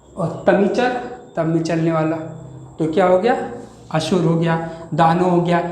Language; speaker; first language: Hindi; native; Hindi